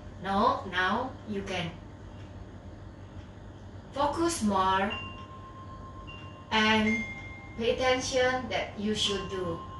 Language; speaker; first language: English; non-native, learner; Indonesian